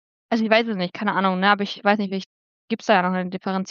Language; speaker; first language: German; native; German